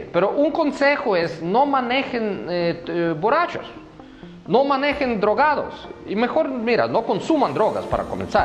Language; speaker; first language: Spanish; non-native, fluent; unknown